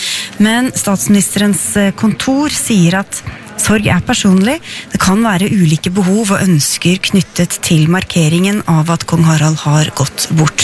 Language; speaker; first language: Norwegian; native; Norwegian